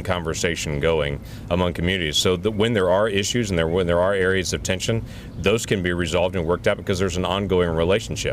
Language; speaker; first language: English; native; English